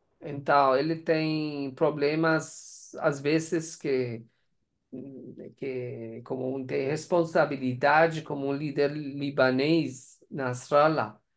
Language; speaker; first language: Portuguese; non-native, learner; Persian